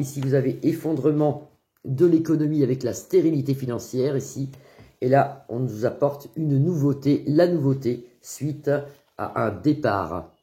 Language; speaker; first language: French; native; French